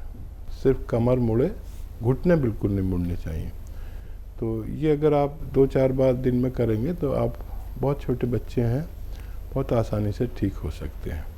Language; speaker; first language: Hindi; native; Hindi